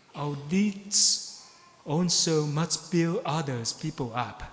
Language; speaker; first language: English; non-native, fluent; Vietnamese